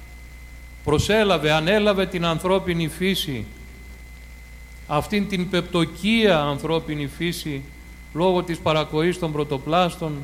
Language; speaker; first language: Greek; native; Greek